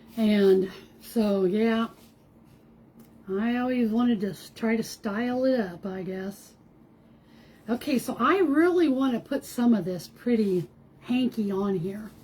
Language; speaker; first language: English; native; English